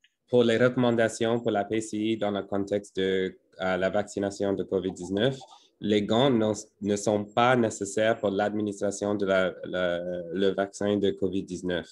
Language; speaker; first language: French; non-native, fluent; English